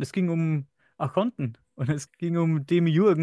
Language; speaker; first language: German; native; German